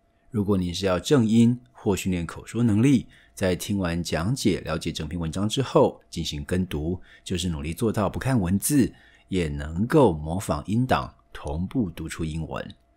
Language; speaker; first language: Chinese; native; Chinese